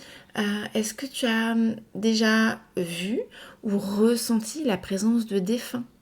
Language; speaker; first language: French; native; French